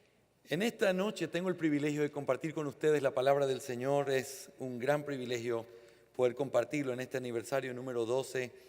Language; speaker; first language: Spanish; native; Spanish